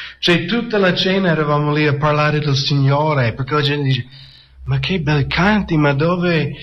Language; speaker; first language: Italian; non-native, fluent; English